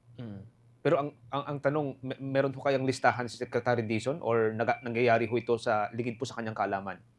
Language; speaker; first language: Filipino; native; Filipino